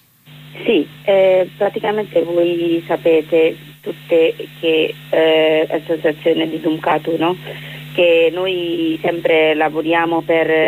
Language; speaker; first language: Italian; non-native, learner; Bangla